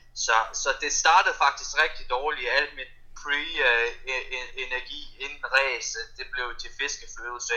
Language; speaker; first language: Danish; early bilingual, other home language; Russian